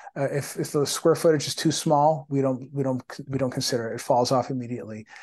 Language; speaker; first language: English; native; English